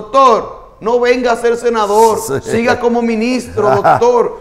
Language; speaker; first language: Spanish; native; Spanish